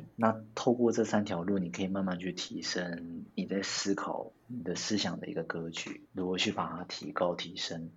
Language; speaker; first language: Chinese; native; Chinese